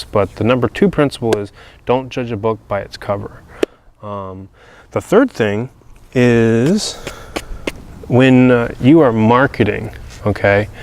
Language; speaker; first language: English; native; English